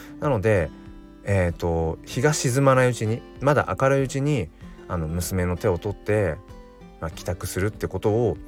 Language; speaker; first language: Japanese; native; Japanese